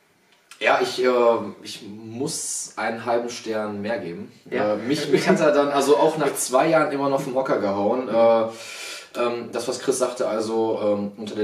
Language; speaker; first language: German; native; German